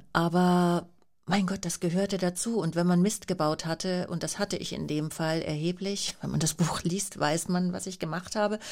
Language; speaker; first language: German; native; German